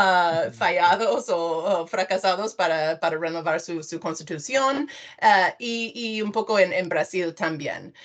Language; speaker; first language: Spanish; non-native, fluent; English